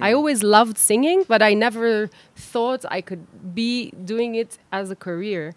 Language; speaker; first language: Kinyarwanda; non-native, learner; English